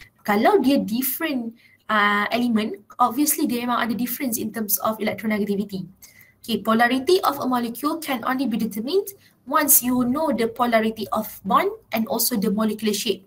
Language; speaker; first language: English; non-native, local second language; Malay